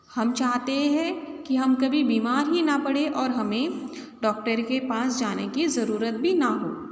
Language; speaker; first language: Hindi; non-native, local second language; Marathi